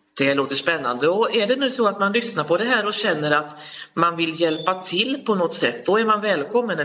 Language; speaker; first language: Swedish; native; Swedish